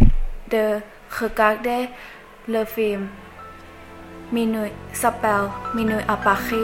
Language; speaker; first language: French; non-native, learner; Chinese